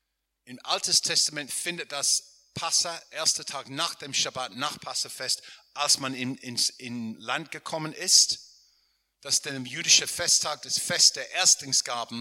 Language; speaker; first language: German; non-native, fluent; English